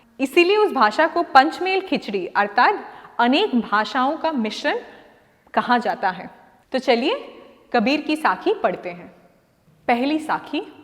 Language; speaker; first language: Hindi; non-native, local second language; Malayalam